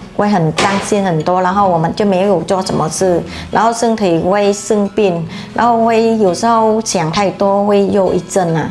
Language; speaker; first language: Chinese; non-native, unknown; Vietnamese